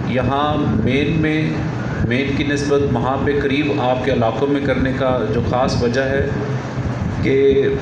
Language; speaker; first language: Urdu; non-native, local second language; Punjabi